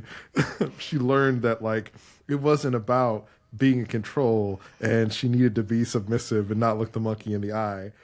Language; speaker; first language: English; native; English